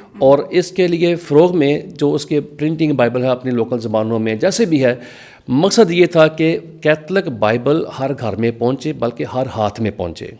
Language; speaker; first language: Urdu; non-native, local second language; Punjabi